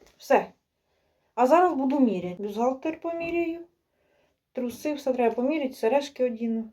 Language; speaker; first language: Ukrainian; native; Ukrainian